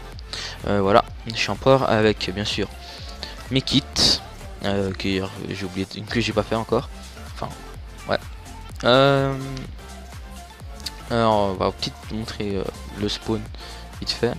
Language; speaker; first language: French; native; French